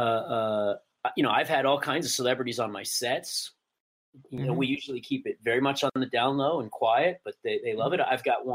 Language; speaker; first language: English; native; English